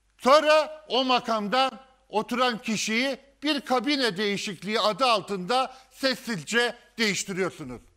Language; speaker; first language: Turkish; native; Turkish